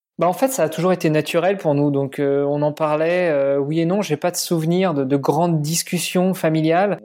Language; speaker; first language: French; native; French